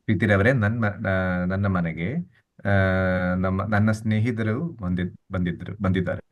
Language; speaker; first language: Kannada; non-native, learner; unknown